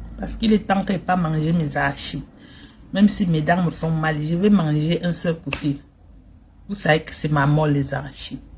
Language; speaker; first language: French; native; French